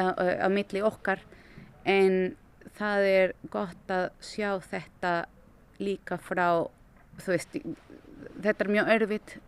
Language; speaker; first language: Icelandic; non-native, fluent; Spanish